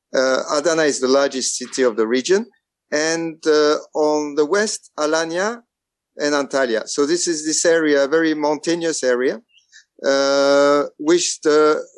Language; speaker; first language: English; non-native, fluent; French